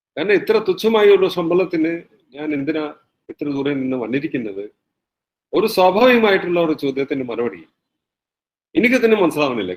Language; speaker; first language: Malayalam; non-native, fluent; Hindi